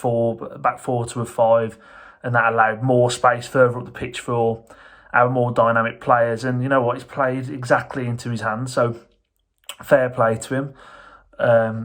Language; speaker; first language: English; native; English